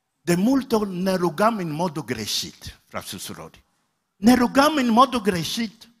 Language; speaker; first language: Romanian; non-native, fluent; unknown